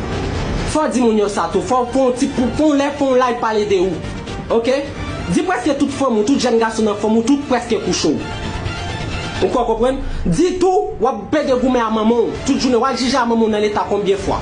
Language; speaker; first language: Haitian Creole; native; Haitian Creole